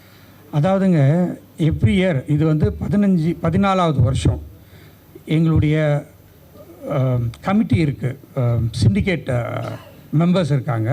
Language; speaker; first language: Tamil; native; Tamil